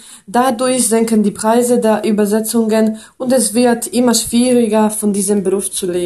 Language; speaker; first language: German; non-native, fluent; Polish